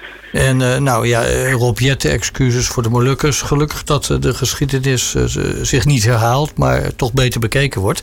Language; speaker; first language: Dutch; native; Dutch